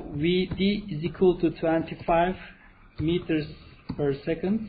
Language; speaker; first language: English; non-native, fluent; Turkish